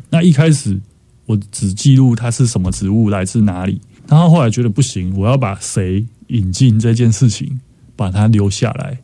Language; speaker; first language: Chinese; native; Chinese